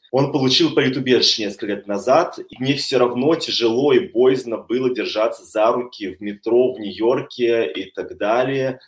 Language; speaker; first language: Russian; native; Russian